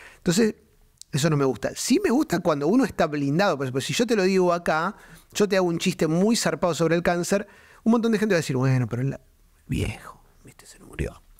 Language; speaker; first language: Spanish; native; Spanish